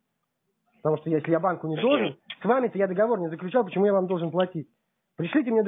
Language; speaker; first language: Russian; native; Russian